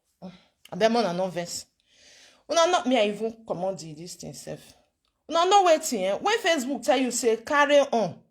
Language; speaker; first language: Nigerian Pidgin; non-native, local second language; Bini